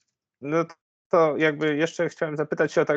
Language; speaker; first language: Polish; native; Polish